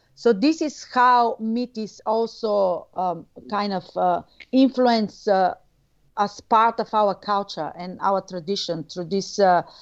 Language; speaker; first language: English; non-native, fluent; Bulgarian